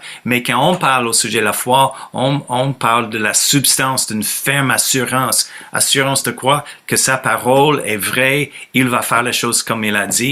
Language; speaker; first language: French; non-native, fluent; English